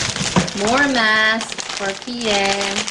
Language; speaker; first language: English; non-native, fluent; Korean